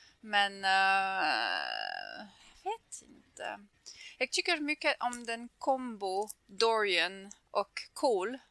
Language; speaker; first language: Swedish; non-native, fluent; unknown